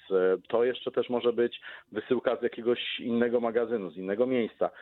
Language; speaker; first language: Polish; native; Polish